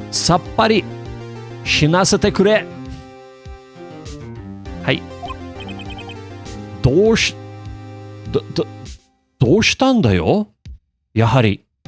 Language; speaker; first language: Japanese; non-native, learner; English